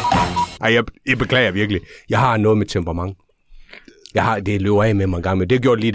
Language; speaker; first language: Danish; native; Danish